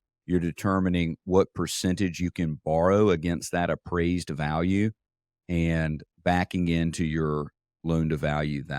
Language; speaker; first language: English; native; English